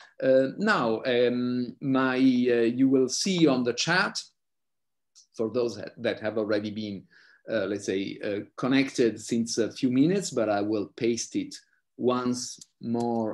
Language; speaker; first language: English; non-native, fluent; Italian